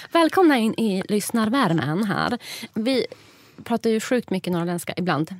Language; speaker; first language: Swedish; native; Swedish